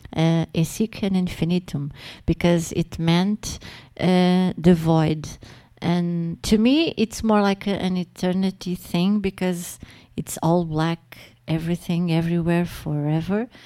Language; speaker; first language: English; non-native, fluent; Portuguese